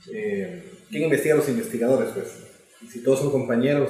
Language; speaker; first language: Spanish; native; Spanish